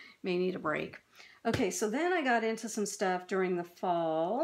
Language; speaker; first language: English; native; English